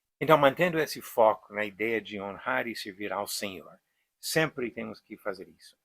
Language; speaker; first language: Portuguese; non-native, fluent; English